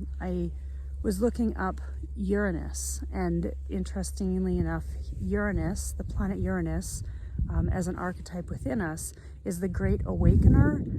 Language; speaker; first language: English; native; English